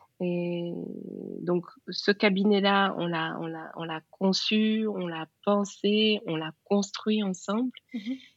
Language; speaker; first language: French; non-native, local second language; Wolof